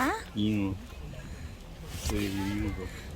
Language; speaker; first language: Korean; native; Korean